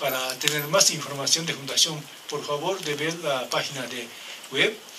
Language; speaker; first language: Spanish; non-native, learner; Japanese